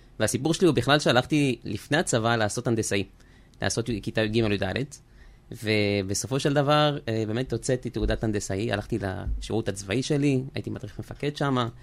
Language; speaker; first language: Hebrew; early bilingual, other home language; French